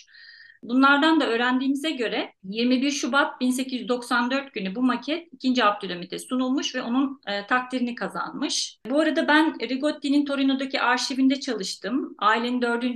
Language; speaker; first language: Turkish; native; Turkish